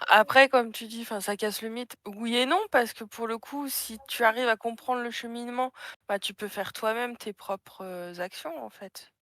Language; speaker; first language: French; native; French